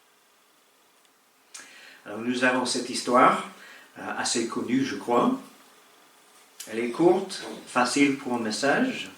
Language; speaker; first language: French; native; French